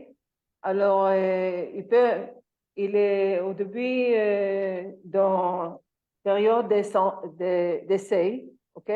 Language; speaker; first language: French; non-native, learner; Hebrew